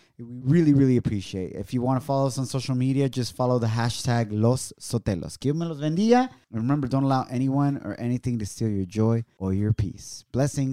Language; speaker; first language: English; early bilingual, other home language; Spanish